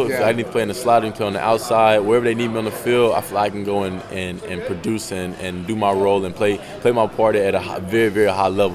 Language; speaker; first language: English; native; English